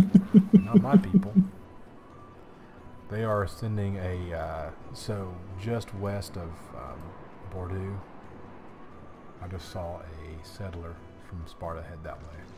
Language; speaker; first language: English; native; English